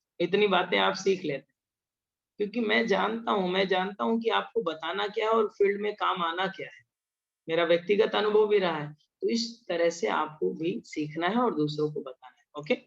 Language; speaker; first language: Hindi; native; Hindi